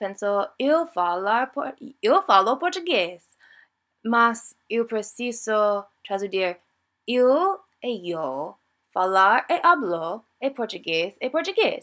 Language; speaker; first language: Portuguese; non-native, learner; English